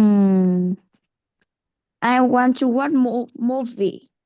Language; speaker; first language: English; non-native, learner; Vietnamese